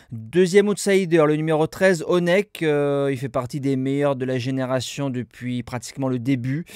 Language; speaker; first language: French; native; French